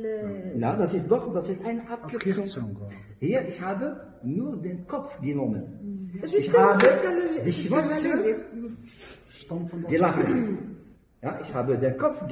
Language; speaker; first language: German; non-native, learner; French